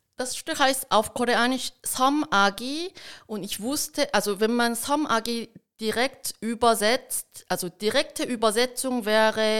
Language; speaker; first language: German; early bilingual, heritage; Korean